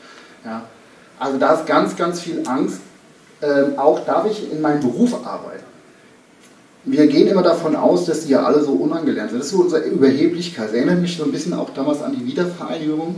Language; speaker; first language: German; native; German